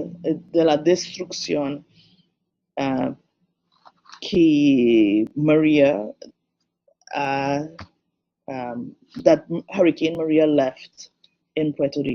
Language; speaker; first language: Spanish; non-native, learner; English